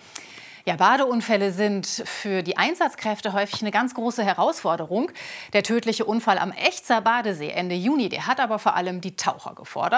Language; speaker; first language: German; native; German